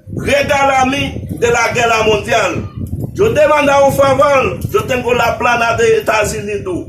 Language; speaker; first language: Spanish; non-native, learner; Haitian Creole